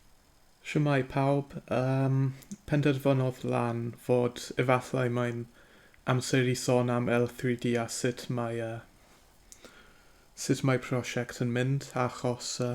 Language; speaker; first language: Welsh; non-native, learner; English